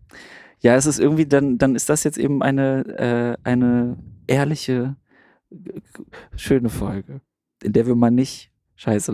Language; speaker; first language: German; native; German